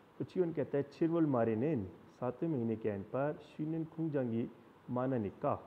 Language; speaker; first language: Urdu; non-native, local second language; Punjabi